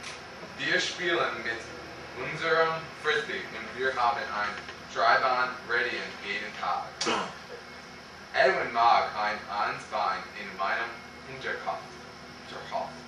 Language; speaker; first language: German; non-native, learner; English